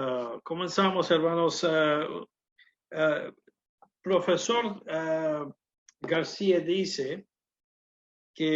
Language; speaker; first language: Spanish; non-native, learner; English